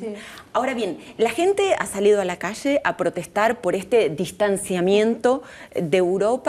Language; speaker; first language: Spanish; native; Spanish